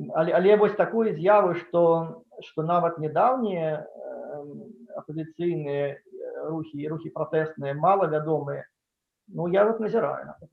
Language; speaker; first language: Belarusian; non-native, local second language; Russian